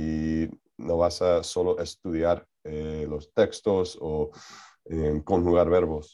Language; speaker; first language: Spanish; non-native, learner; English